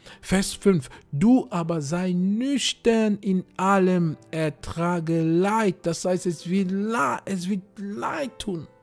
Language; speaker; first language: German; non-native, fluent; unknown